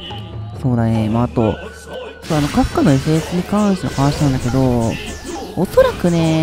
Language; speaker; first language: Japanese; native; Japanese